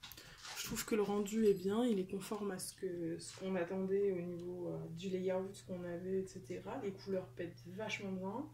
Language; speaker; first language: French; native; French